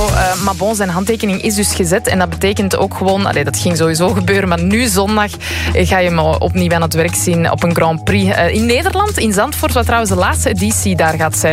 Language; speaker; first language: Dutch; native; Dutch